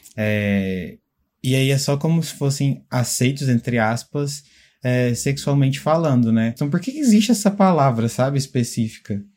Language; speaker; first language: Portuguese; native; Portuguese